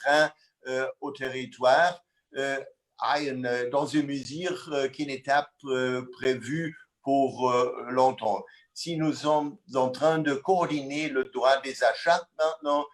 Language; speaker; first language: French; non-native, fluent; German